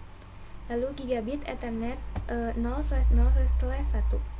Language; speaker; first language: Indonesian; native; Indonesian